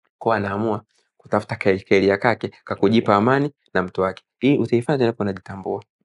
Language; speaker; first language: Swahili; native; Swahili